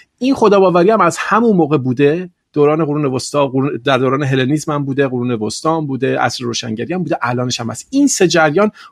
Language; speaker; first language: Persian; non-native, local second language; Kurdish